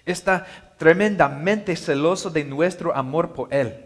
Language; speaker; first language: Spanish; non-native, learner; English